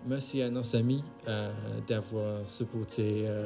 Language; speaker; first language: French; non-native, learner; English